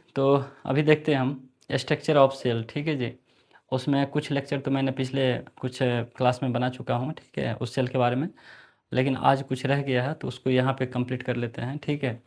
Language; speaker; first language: Hindi; native; Hindi